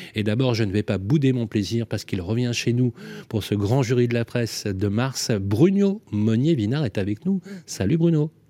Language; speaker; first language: French; native; French